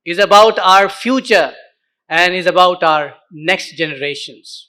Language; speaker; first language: English; non-native, local second language; Urdu